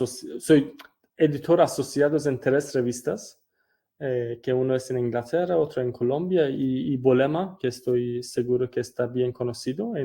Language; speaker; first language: Spanish; non-native, fluent; Persian